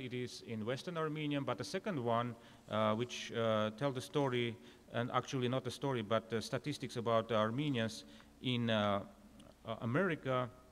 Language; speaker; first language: English; non-native, fluent; Armenian